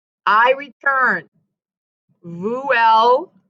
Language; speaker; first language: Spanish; non-native, fluent; English